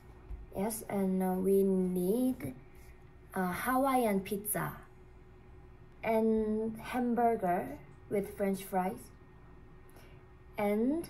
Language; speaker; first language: English; non-native, learner; Korean